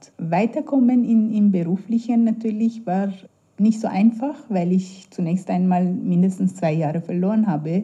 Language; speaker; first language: German; non-native, fluent; Persian